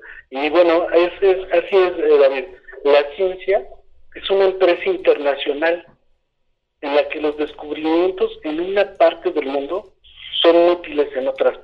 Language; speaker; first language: Spanish; native; Spanish